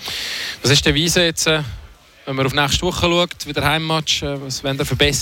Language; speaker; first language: German; native; German